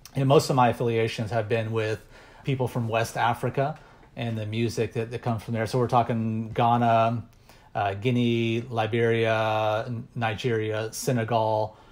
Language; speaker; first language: English; native; English